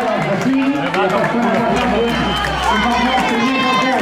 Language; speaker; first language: Catalan; native; Catalan